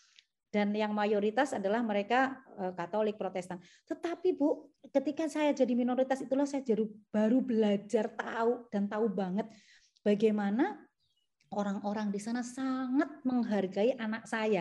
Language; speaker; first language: Indonesian; native; Indonesian